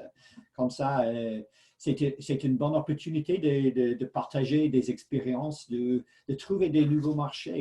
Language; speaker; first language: French; non-native, fluent; English